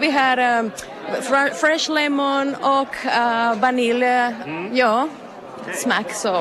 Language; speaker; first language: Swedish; non-native, learner; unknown